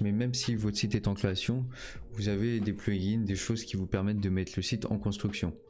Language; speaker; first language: French; native; French